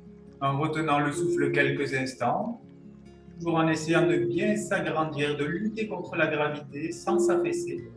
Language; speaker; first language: French; native; French